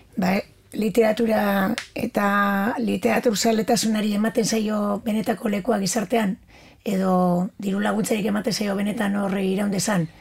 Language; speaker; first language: Basque; native; Basque